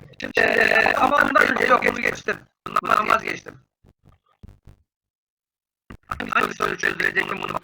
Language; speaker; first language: Turkish; native; Turkish